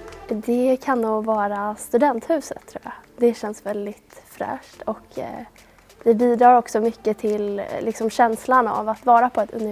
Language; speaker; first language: Swedish; native; Swedish